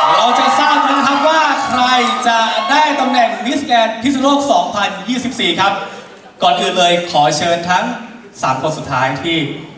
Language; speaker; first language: Thai; native; Thai